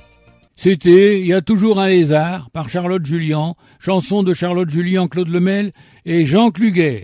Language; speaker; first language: French; native; French